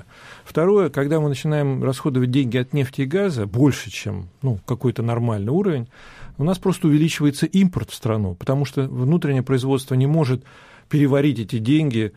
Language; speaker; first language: Russian; native; Russian